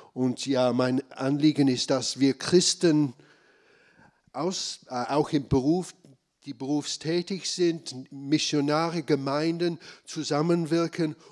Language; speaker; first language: German; non-native, fluent; English